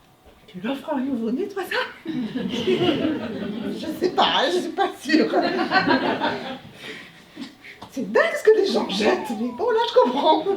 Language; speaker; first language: French; native; French